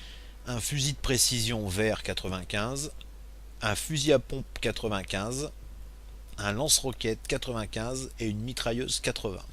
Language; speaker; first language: French; native; French